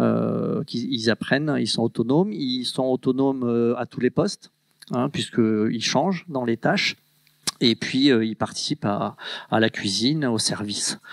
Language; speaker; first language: French; native; French